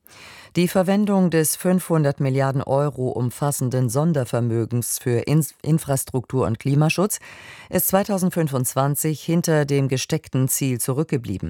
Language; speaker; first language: German; native; German